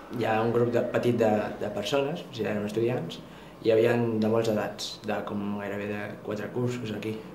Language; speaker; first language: Catalan; early bilingual, other home language; Arabic